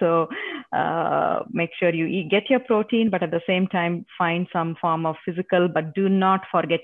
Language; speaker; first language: English; non-native, local second language; Telugu